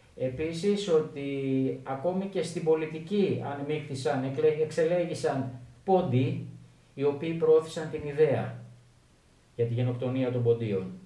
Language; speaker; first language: Greek; native; Greek